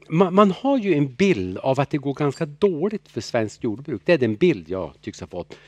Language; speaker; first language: Swedish; native; Swedish